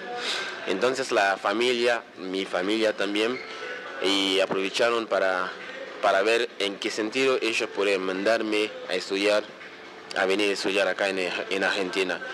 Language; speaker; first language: Spanish; non-native, local second language; Haitian Creole